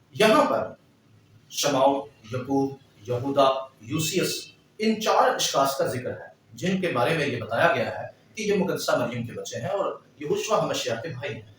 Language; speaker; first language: Urdu; non-native, local second language; Punjabi